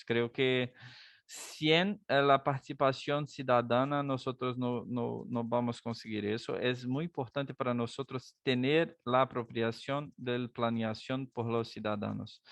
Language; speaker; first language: Spanish; non-native, learner; Portuguese